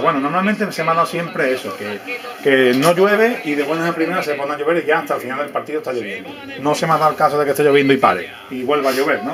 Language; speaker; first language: Spanish; native; Spanish